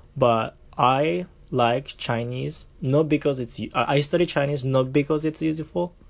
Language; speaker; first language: English; non-native, fluent; Japanese